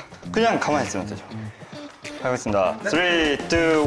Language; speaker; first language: Korean; non-native, fluent; Japanese